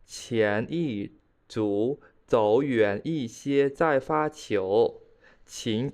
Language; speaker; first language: Chinese; non-native, fluent; Khmer